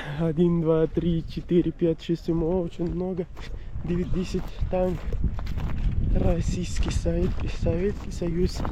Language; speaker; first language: Russian; non-native, learner; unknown